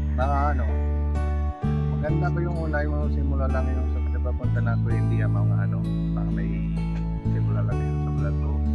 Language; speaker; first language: Filipino; non-native, learner; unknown